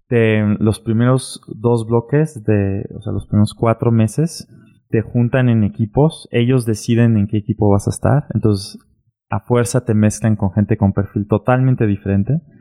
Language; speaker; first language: Spanish; early bilingual, heritage; German